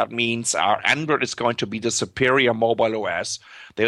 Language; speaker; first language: English; non-native, fluent; German